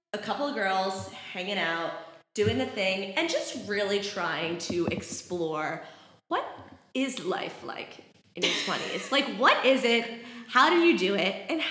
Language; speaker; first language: English; native; English